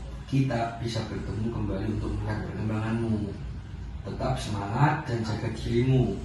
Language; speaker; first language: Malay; non-native, fluent; Indonesian